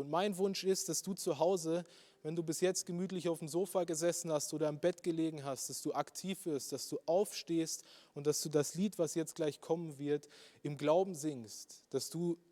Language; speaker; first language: German; native; German